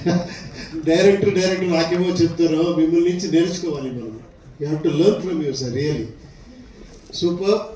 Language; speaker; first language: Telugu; non-native, fluent; Kannada